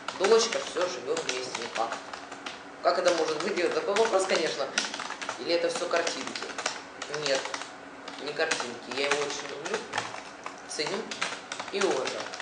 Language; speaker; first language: Russian; native; Russian